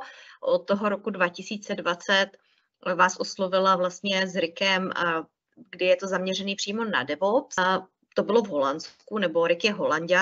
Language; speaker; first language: Czech; native; Czech